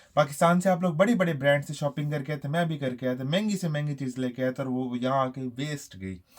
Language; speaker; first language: Urdu; native; Urdu